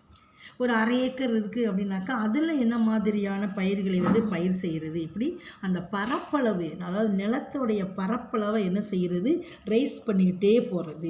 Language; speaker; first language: Tamil; native; Tamil